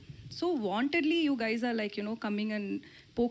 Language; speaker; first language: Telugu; non-native, learner; Tamil